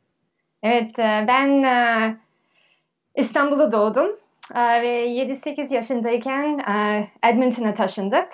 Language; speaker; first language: Turkish; early bilingual, heritage; Turkish